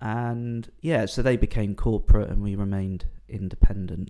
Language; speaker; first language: English; native; English